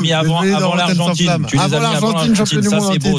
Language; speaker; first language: French; native; French